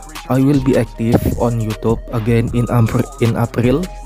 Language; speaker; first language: English; non-native, learner; Indonesian